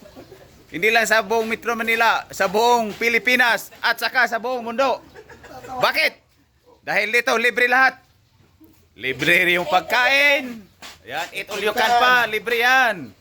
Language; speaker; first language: Filipino; non-native, local second language; Cebuano